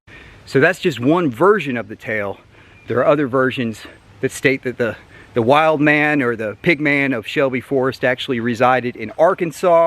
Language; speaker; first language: English; native; English